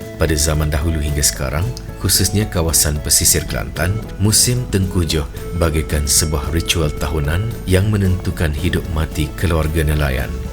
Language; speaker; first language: Malay; native; Malay